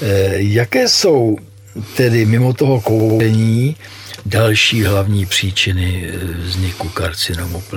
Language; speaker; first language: Czech; native; Czech